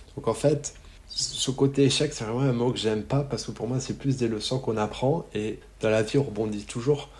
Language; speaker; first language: French; native; French